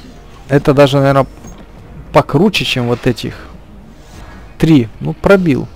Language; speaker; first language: Russian; native; Russian